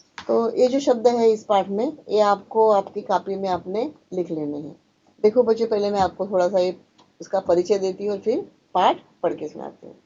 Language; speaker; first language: Hindi; non-native, local second language; Marathi